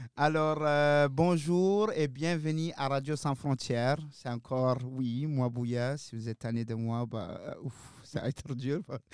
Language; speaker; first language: French; non-native, local second language; Arabic